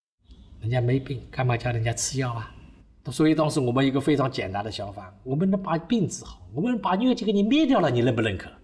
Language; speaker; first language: Chinese; native; Chinese